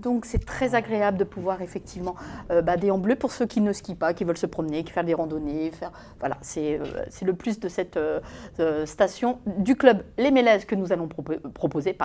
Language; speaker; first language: French; native; French